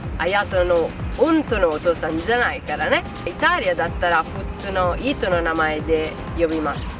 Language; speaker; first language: Japanese; non-native, fluent; Italian